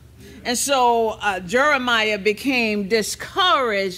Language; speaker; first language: English; native; English